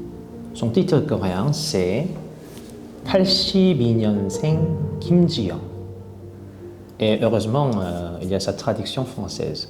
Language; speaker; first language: French; non-native, fluent; Korean